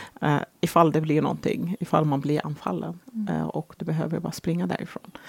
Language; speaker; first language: Swedish; early bilingual, other home language; Arabic